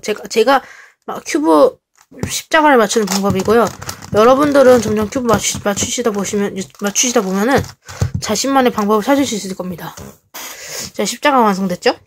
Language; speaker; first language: Korean; native; Korean